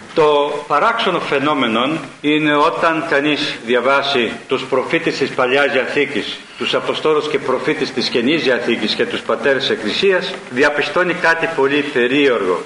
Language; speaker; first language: Greek; early bilingual, heritage; Greek